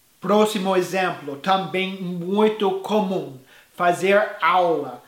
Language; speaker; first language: Portuguese; non-native, fluent; English